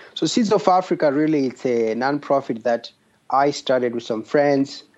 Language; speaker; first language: English; non-native, local second language; Shona